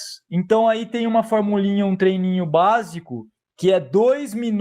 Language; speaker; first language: Portuguese; native; Portuguese